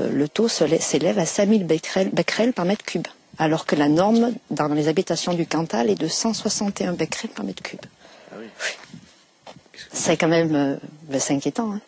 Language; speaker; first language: French; native; French